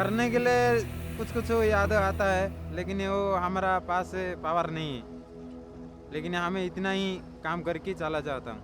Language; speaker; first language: Hindi; non-native, local second language; Odia